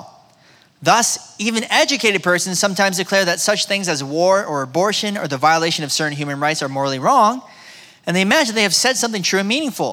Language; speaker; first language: English; native; English